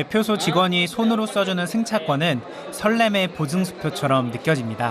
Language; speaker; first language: Korean; native; Korean